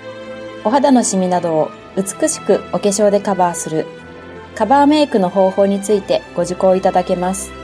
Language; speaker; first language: Japanese; native; Japanese